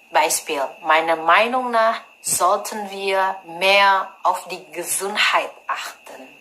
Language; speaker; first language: German; non-native, learner; Indonesian